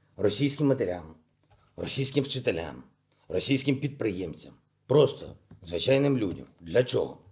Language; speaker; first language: Ukrainian; non-native, local second language; Russian